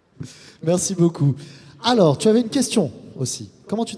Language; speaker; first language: French; native; French